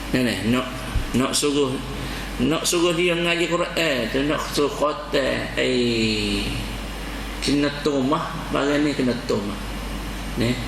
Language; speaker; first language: Malay; native; Malay